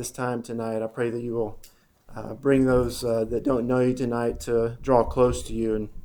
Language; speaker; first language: English; native; English